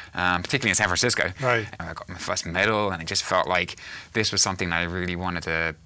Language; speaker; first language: English; native; English